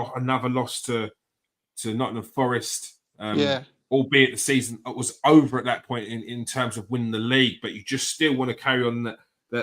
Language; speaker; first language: English; native; English